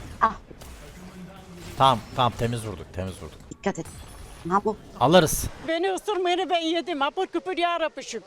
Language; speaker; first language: Turkish; native; Turkish